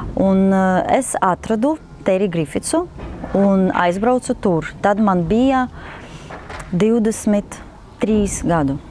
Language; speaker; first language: Latvian; non-native, local second language; Russian